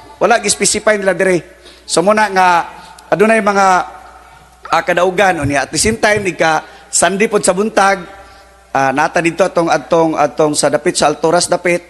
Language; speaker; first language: Cebuano; native; Cebuano